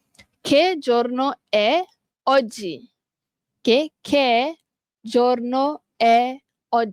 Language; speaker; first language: Italian; non-native, fluent; Malay